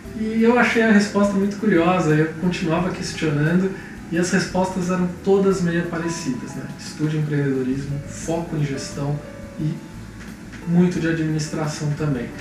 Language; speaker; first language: Portuguese; native; Portuguese